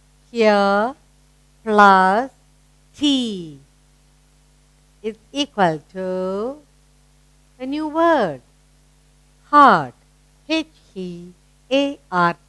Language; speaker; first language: English; non-native, local second language; Tamil